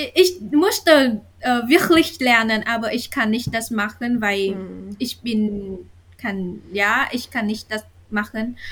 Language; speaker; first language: German; non-native, learner; Vietnamese